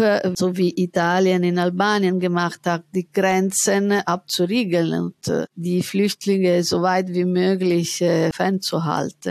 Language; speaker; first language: German; non-native, fluent; Italian